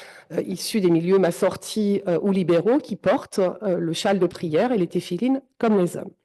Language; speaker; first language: French; native; French